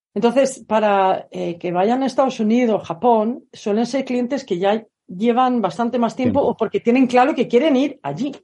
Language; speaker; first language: Spanish; non-native, fluent; Swedish